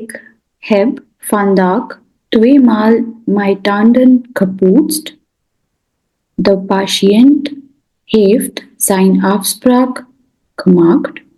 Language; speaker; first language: Dutch; non-native, learner; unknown